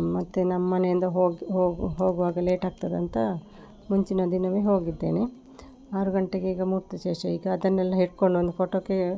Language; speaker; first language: Kannada; non-native, local second language; Tulu